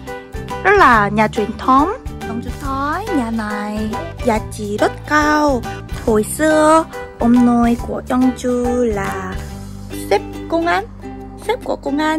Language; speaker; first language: Vietnamese; non-native, learner; Korean